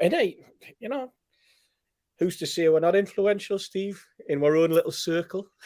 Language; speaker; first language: English; native; English